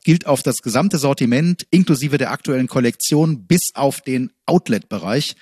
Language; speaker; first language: German; native; German